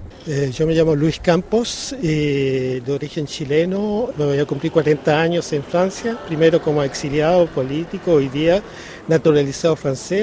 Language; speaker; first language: Spanish; native; Spanish